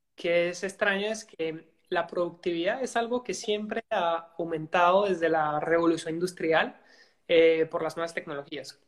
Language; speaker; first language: Spanish; non-native, fluent; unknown